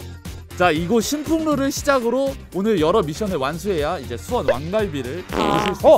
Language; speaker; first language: Korean; native; Korean